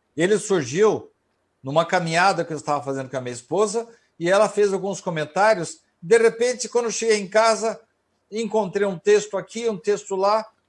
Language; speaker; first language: Portuguese; native; Portuguese